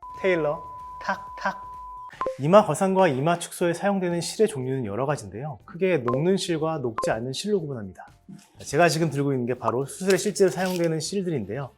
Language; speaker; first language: Korean; native; Korean